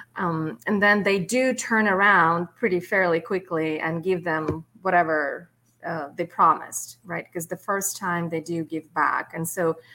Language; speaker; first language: English; non-native, fluent; Russian